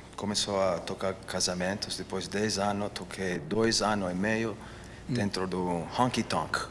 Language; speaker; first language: Portuguese; non-native, learner; English